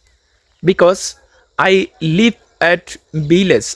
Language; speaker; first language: English; non-native, learner; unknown